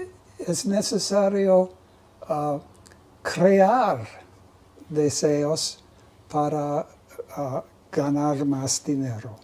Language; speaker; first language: Spanish; non-native, learner; English